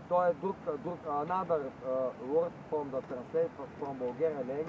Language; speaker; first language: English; non-native, learner; Bulgarian